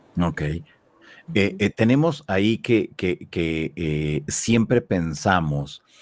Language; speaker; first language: Spanish; native; Spanish